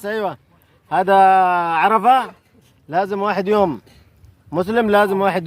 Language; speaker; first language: Arabic; non-native, learner; Filipino